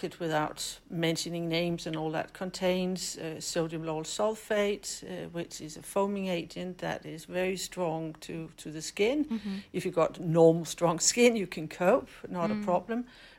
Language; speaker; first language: English; non-native, fluent; Danish